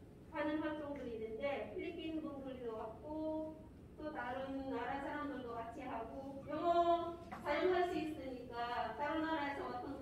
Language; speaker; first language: Korean; non-native, fluent; Filipino